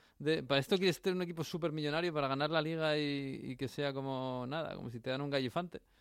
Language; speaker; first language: Spanish; native; Spanish